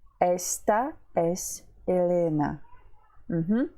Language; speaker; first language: Spanish; non-native, fluent; Ukrainian